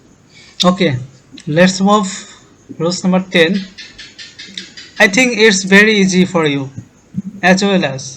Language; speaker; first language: English; non-native, learner; Bangla